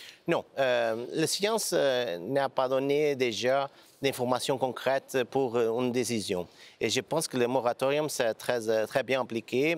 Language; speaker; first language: French; non-native, fluent; Portuguese